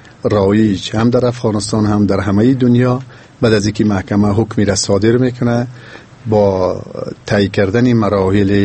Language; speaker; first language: Persian; native; Persian